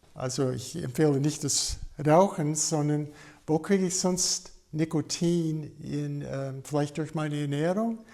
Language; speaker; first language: German; non-native, fluent; English